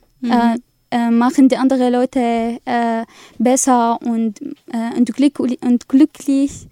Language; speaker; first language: German; non-native, learner; Arabic